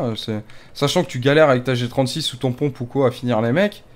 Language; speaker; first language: French; native; French